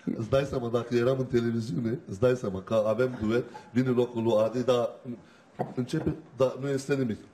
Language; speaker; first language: Romanian; non-native, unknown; Turkish